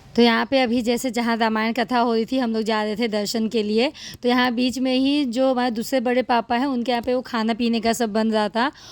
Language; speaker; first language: Hindi; native; Hindi